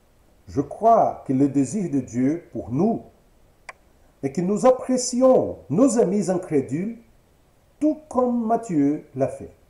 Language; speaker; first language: French; non-native, fluent; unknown